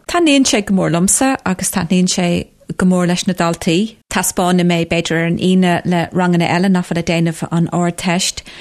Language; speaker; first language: Irish; non-native, local second language; English